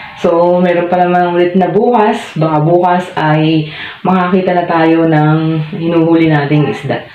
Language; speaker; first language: Filipino; native; Filipino